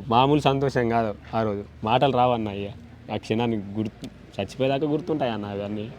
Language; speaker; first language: Telugu; native; Telugu